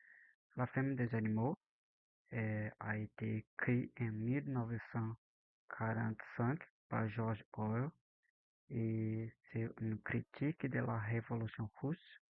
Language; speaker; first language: French; non-native, learner; Portuguese